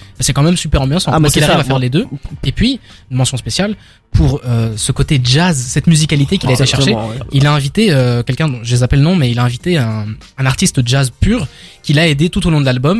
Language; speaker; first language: French; native; French